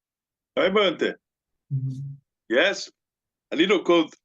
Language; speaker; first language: English; non-native, learner; Portuguese